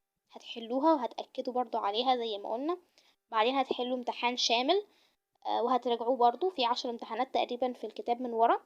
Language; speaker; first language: Arabic; native; Arabic